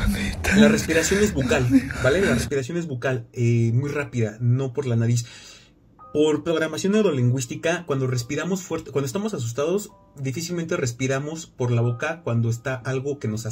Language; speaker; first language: Spanish; native; Spanish